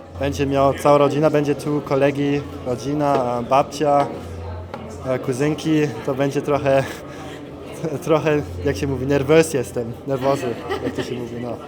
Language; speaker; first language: Polish; early bilingual, heritage; German